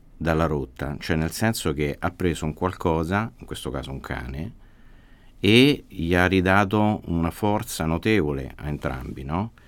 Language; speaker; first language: Italian; native; Italian